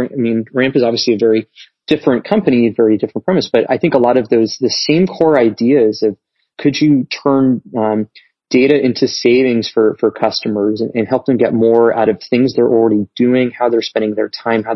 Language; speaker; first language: English; native; English